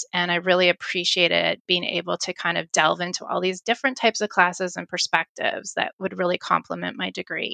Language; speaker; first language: English; native; English